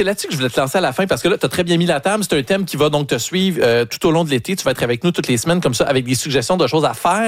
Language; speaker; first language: French; native; French